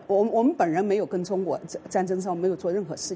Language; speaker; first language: Chinese; native; Chinese